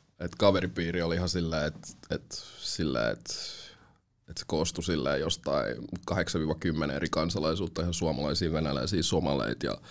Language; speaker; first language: Finnish; early bilingual, other home language; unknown